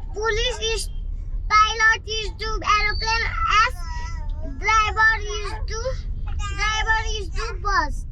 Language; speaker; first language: English; non-native, learner; Nepali